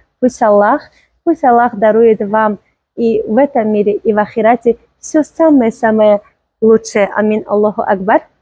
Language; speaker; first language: Russian; non-native, local second language; Tajik